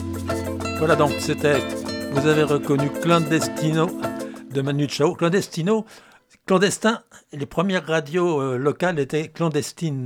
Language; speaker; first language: French; native; French